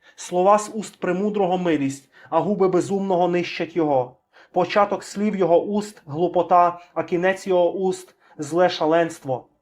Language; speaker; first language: Ukrainian; native; Ukrainian